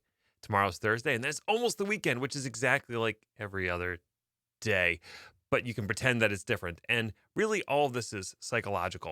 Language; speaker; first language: English; native; English